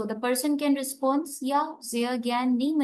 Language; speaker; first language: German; non-native, learner; Hindi